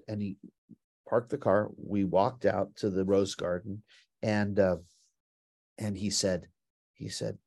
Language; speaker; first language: English; native; English